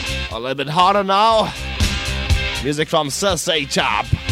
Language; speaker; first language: English; non-native, fluent; German